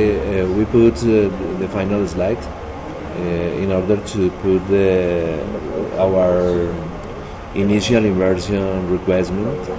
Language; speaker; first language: English; non-native, learner; Spanish